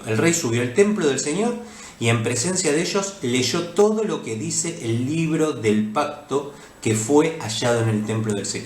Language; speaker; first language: Spanish; native; Spanish